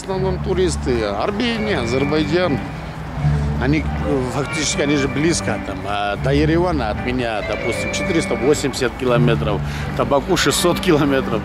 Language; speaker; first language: Russian; non-native, local second language; Georgian